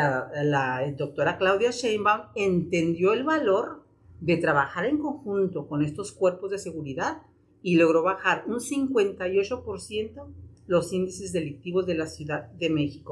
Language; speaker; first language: Spanish; native; Spanish